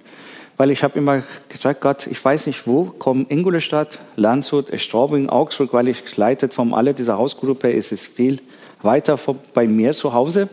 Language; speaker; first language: German; non-native, learner; Persian